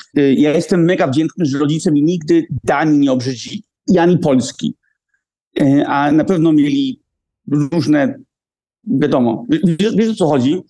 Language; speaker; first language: Polish; early bilingual, heritage; Polish